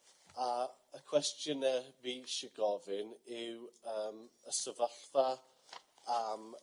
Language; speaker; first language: Welsh; non-native, fluent; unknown